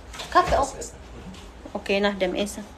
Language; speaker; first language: German; non-native, learner; Amharic